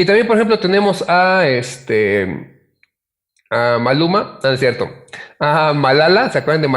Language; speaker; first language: Spanish; native; Spanish